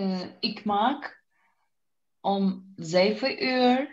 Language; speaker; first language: Dutch; non-native, learner; Turkish